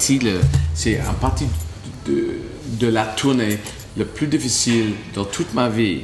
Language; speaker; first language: French; non-native, learner; English